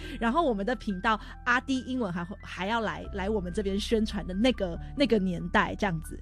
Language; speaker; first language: Chinese; native; Chinese